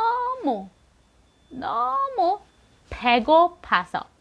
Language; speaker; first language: Korean; non-native, fluent; Filipino